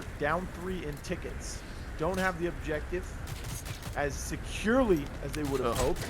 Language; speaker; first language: English; native; English